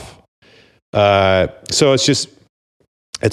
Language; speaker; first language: English; native; English